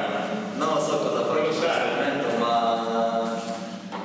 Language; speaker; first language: Italian; non-native, learner; Croatian